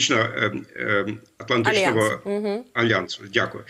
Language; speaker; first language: Ukrainian; non-native, fluent; German